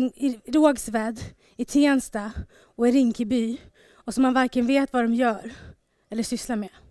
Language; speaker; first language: Swedish; early bilingual, other home language; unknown